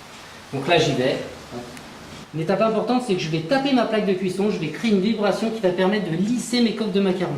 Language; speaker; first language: French; native; French